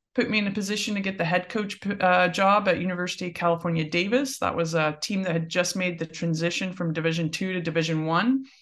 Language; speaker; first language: English; native; English